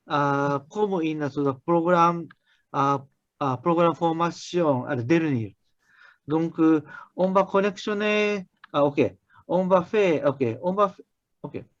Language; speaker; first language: French; non-native, learner; Japanese